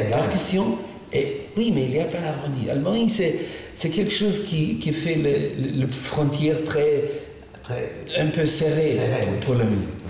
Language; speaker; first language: French; non-native, fluent; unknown